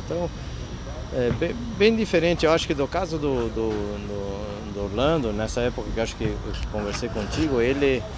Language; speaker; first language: Portuguese; non-native, fluent; Spanish